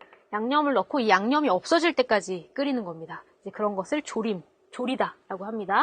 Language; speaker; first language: Korean; native; Korean